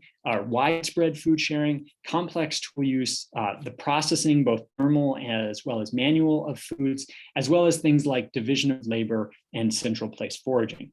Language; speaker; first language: English; native; English